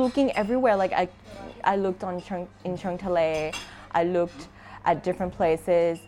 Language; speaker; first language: English; non-native, fluent; Thai